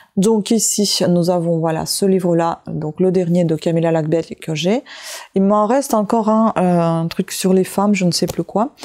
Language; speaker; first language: French; native; French